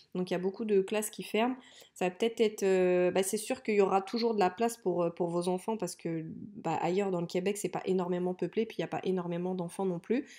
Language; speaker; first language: French; native; French